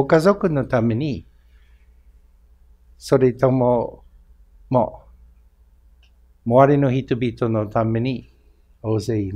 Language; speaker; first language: Japanese; non-native, fluent; English